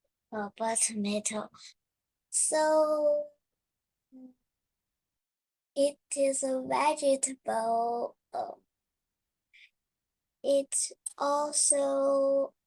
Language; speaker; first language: English; non-native, learner; Chinese